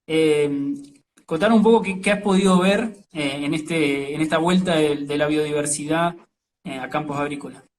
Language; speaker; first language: Spanish; native; Spanish